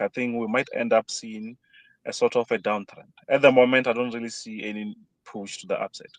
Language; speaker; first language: English; non-native, fluent; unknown